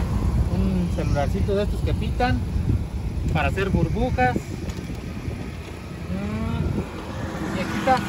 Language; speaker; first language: Spanish; native; Spanish